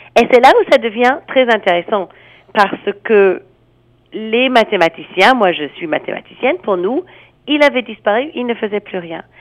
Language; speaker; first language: French; non-native, fluent; English